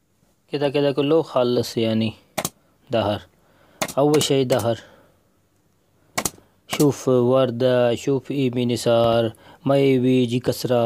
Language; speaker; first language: Arabic; non-native, learner; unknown